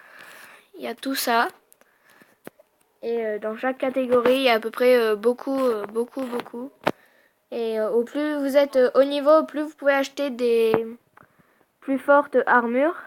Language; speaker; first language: French; native; French